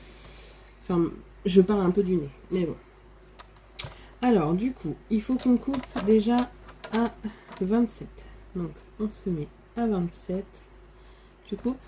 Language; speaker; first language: French; native; French